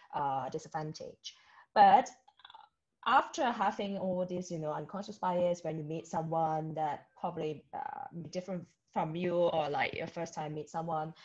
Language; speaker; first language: English; non-native, local second language; Cantonese